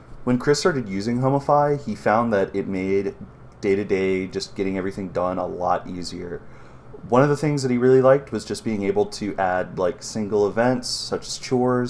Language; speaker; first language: English; native; English